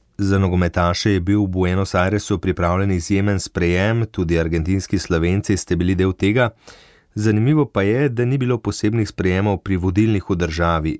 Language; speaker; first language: Slovenian; native; Slovenian